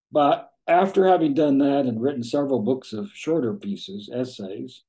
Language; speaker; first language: English; native; English